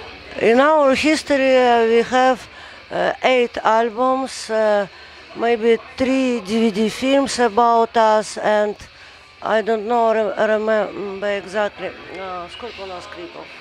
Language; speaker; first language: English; non-native, learner; Russian